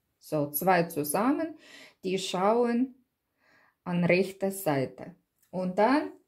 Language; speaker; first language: German; non-native, learner; Russian